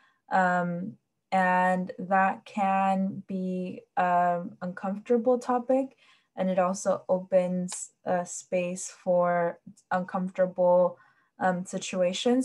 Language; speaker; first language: English; early bilingual, other home language; Spanish